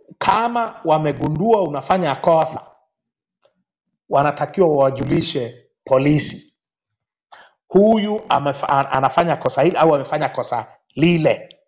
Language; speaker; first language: Swahili; non-native, local second language; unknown